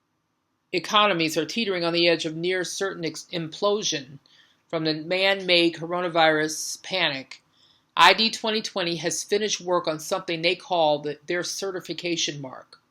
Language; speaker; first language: English; native; English